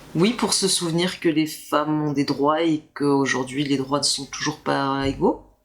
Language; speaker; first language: French; native; French